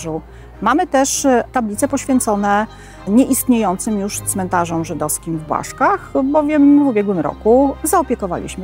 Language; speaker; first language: Polish; native; Polish